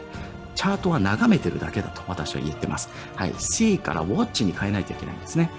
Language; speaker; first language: Japanese; native; Japanese